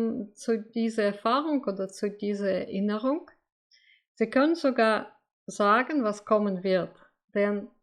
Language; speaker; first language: German; non-native, fluent; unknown